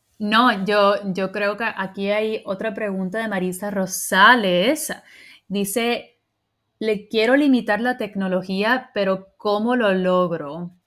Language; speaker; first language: Spanish; early bilingual, heritage; Spanish